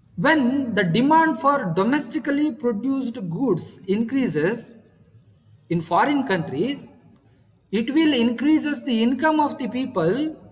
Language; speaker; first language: English; non-native, local second language; Kannada